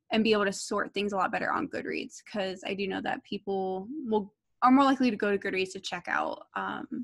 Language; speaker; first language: English; native; English